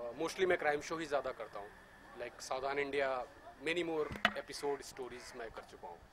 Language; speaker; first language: Hindi; non-native, local second language; Bhojpuri